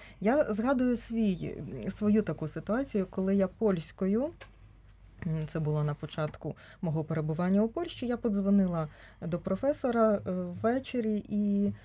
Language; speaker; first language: Ukrainian; native; Ukrainian